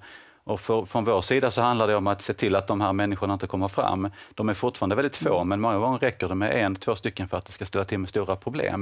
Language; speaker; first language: Swedish; native; Swedish